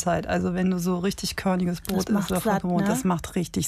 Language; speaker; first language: German; native; German